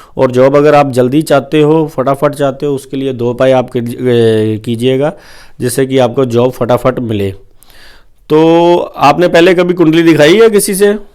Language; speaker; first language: Hindi; non-native, local second language; Punjabi